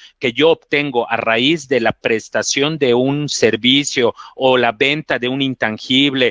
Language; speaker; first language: Spanish; native; Spanish